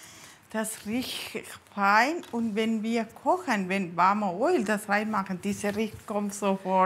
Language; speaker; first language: German; non-native, learner; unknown